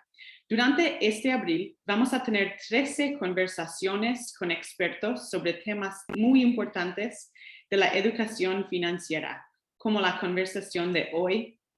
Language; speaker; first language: Spanish; non-native, fluent; English